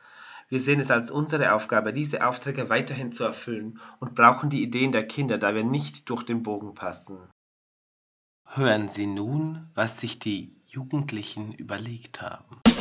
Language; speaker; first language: German; native; German